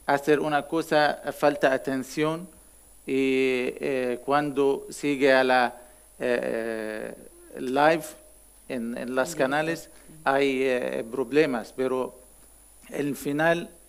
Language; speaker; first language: Spanish; non-native, learner; Arabic